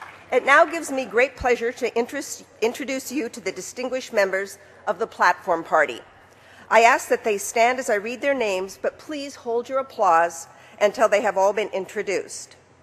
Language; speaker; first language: English; native; English